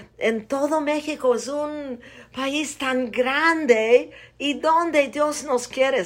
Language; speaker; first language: Spanish; non-native, fluent; English